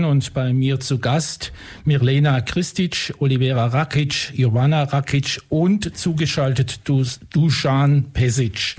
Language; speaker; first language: German; native; German